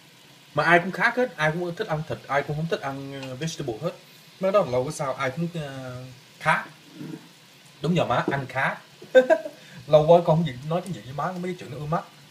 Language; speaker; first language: Vietnamese; early bilingual, heritage; Vietnamese